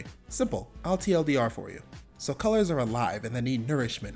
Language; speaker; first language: English; native; English